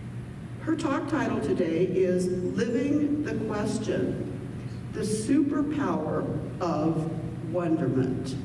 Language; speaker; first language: English; native; English